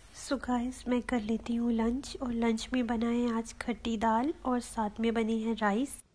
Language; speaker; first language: Hindi; native; Hindi